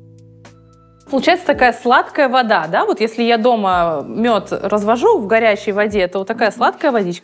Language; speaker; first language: Russian; native; Russian